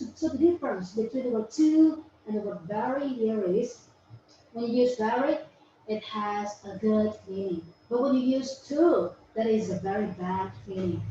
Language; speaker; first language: English; non-native, fluent; Vietnamese